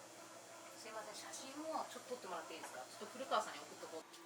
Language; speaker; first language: Japanese; native; Japanese